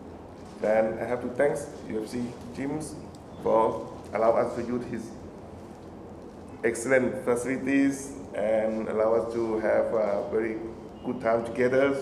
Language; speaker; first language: English; non-native, fluent; Thai